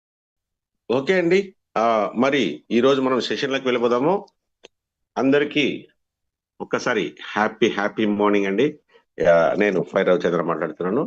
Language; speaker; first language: Telugu; native; Telugu